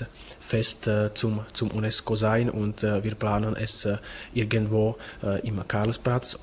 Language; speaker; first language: German; non-native, fluent; Czech